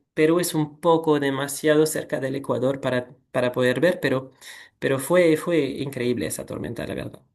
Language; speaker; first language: Spanish; non-native, fluent; French